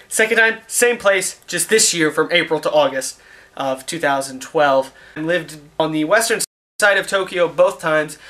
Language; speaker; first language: English; native; English